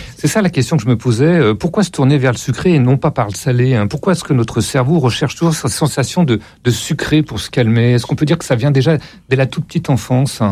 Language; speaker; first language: French; native; French